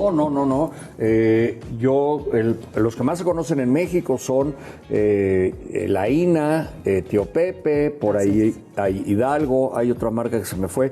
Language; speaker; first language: Spanish; native; Spanish